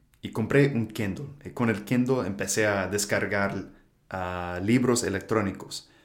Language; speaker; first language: Spanish; non-native, fluent; English